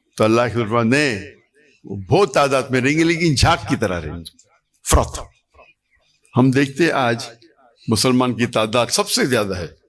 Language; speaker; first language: Urdu; non-native, local second language; English